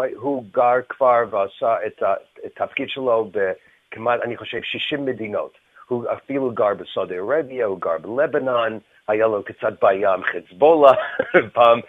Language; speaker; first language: Hebrew; non-native, fluent; English